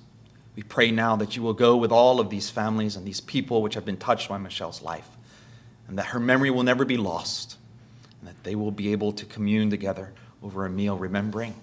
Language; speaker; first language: English; native; English